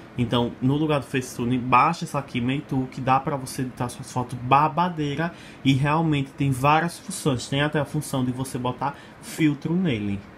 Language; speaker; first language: Portuguese; native; Portuguese